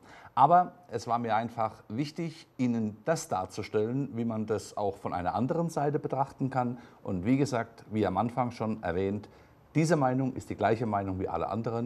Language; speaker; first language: German; native; German